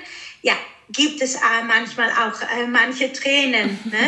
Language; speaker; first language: German; early bilingual, heritage; Greek